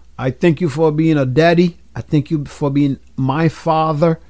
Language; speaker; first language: English; non-native, fluent; Haitian Creole